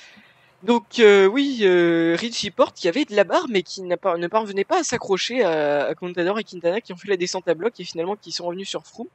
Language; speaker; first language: French; native; French